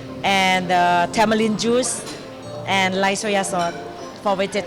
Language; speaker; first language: English; non-native, learner; Thai